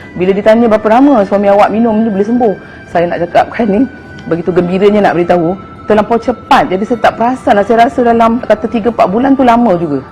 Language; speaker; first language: Malay; native; Malay